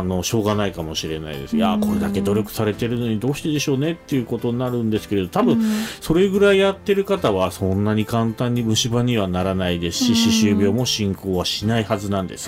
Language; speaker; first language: Japanese; native; Japanese